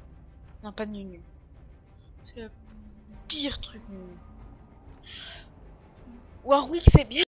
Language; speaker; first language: French; native; French